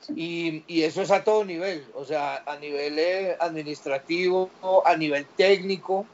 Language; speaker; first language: Spanish; native; Spanish